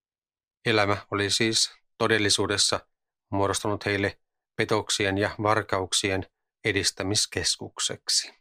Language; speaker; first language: Finnish; native; Finnish